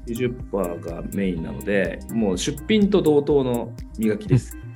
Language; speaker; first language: Japanese; native; Japanese